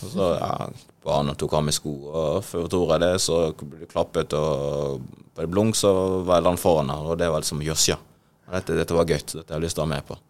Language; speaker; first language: Norwegian; early bilingual, other home language; Swahili